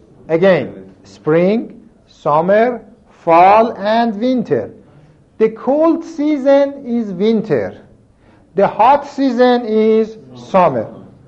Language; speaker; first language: English; non-native, fluent; Persian